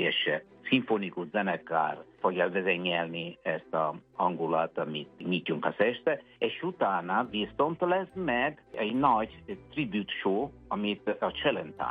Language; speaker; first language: Hungarian; non-native, fluent; Italian